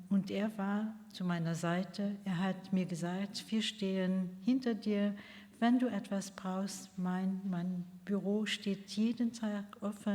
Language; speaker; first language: German; non-native, local second language; Luxembourgish